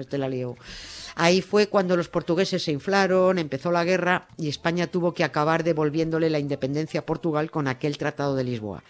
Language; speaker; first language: Spanish; native; Spanish